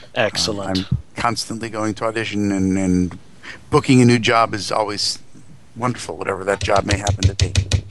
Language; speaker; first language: English; native; English